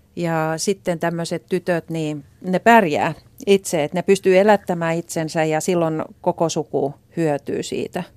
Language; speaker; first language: Finnish; native; Finnish